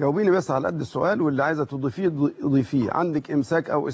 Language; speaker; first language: Arabic; native; Arabic